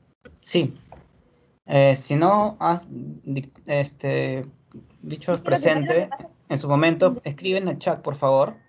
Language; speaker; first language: Spanish; native; Spanish